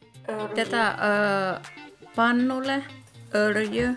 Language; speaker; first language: Finnish; non-native, learner; Thai